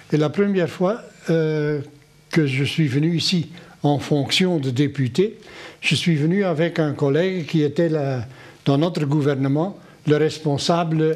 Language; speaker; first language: French; non-native, local second language; Dutch